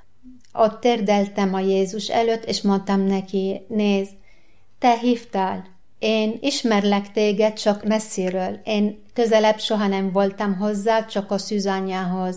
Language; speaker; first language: Hungarian; non-native, learner; Arabic